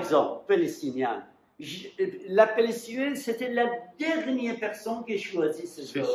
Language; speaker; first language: French; non-native, fluent; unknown